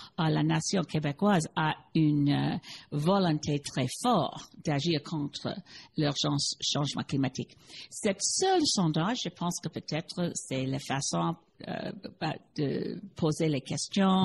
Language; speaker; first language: French; non-native, learner; English